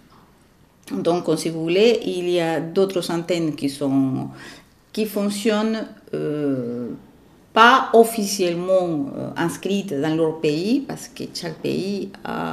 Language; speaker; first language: French; non-native, fluent; Spanish